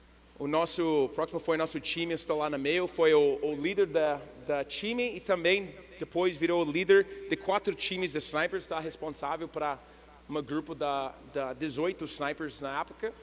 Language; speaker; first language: Portuguese; non-native, learner; English